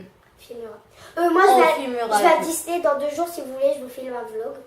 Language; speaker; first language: French; native; French